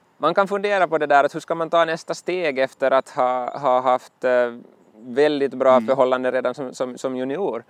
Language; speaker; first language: Swedish; native; Swedish